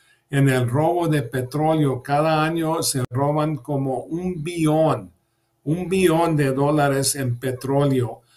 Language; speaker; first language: Spanish; early bilingual, heritage; English